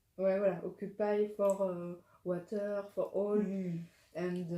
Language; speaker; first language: English; non-native, learner; French